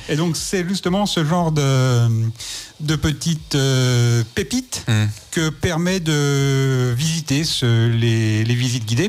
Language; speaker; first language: French; native; French